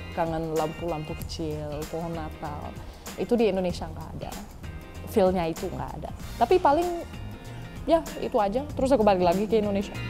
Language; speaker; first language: Indonesian; non-native, fluent; Dutch